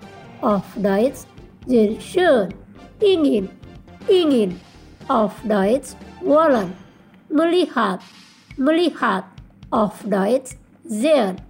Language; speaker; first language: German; non-native, fluent; Indonesian